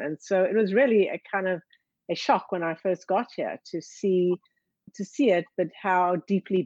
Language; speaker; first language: English; native; English